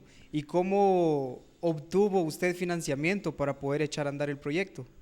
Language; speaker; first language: Spanish; native; Spanish